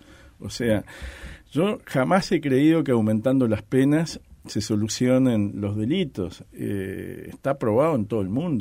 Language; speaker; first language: Spanish; native; Spanish